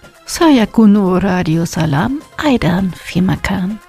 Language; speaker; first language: Arabic; non-native, learner; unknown